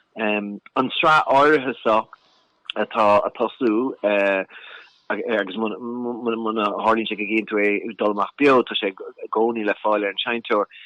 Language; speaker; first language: Irish; native; Irish